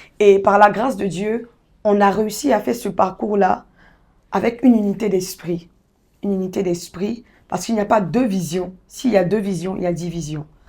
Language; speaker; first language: French; native; French